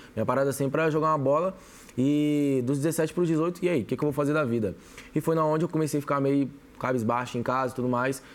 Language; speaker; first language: Portuguese; native; Portuguese